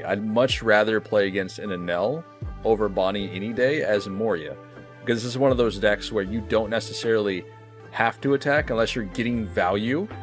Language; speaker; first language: English; native; English